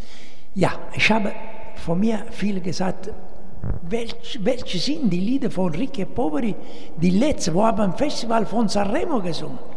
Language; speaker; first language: German; non-native, learner; Italian